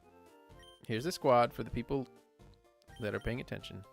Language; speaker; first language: English; native; English